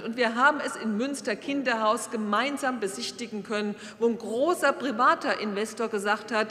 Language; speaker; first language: German; native; German